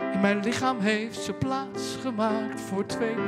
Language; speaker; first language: Dutch; native; Dutch